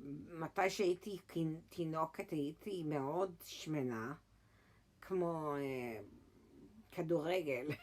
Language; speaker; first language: Hebrew; early bilingual, heritage; English